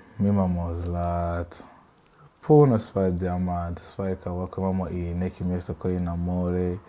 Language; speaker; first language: Bosnian; non-native, learner; Swahili